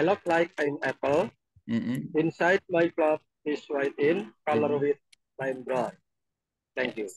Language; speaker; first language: English; non-native, learner; Indonesian